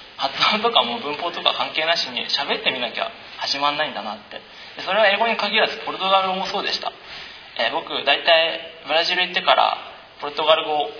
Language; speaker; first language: Japanese; native; Japanese